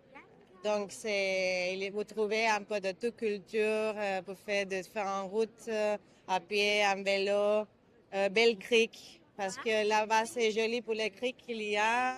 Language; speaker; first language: French; non-native, learner; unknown